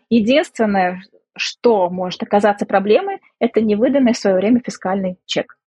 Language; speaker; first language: Russian; native; Russian